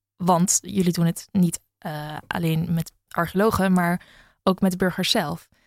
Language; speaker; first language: Dutch; native; Dutch